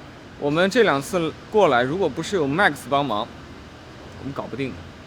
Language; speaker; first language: Chinese; native; Chinese